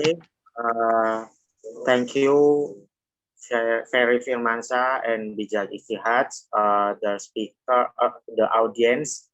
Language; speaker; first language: English; non-native, learner; Indonesian